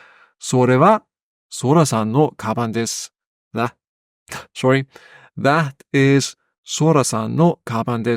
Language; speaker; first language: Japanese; non-native, fluent; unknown